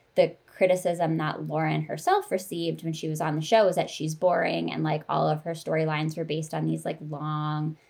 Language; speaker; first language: English; native; English